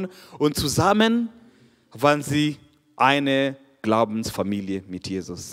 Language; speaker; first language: German; non-native, fluent; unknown